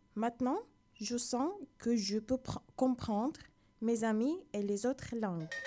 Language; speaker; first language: French; non-native, learner; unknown